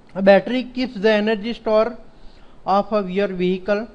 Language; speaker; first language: English; non-native, local second language; Gujarati